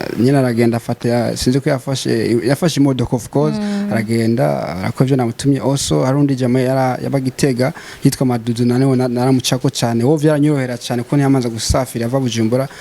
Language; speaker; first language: Rundi; early bilingual, heritage; Rundi